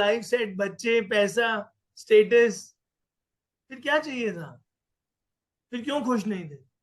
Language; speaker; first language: Hindi; native; Hindi